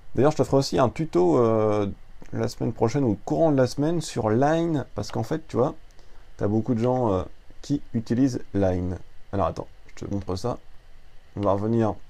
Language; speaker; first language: French; native; French